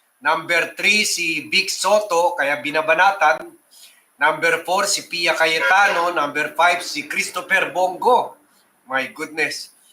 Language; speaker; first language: Filipino; native; Filipino